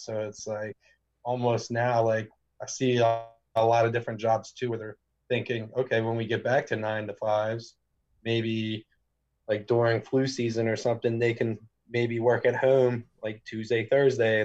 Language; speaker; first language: English; native; English